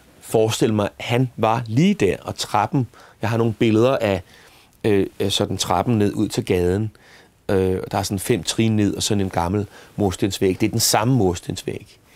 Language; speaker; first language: Danish; native; Danish